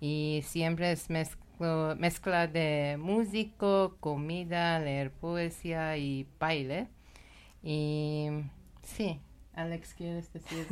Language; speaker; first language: Spanish; non-native, learner; Persian